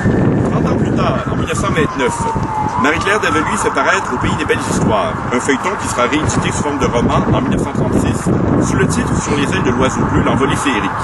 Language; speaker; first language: French; native; French